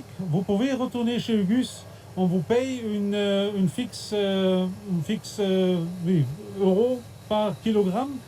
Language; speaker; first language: French; non-native, fluent; German